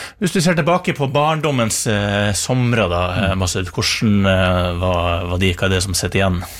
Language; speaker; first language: Norwegian; native; Norwegian